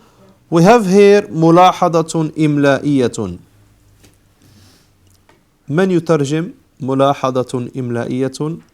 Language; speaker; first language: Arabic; non-native, fluent; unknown